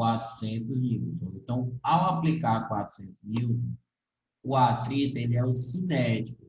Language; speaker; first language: Portuguese; native; Portuguese